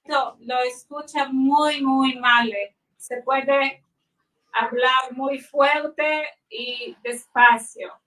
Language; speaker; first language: Spanish; non-native, fluent; Hebrew